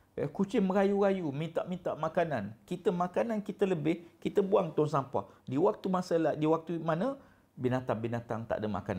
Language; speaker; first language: Malay; native; Malay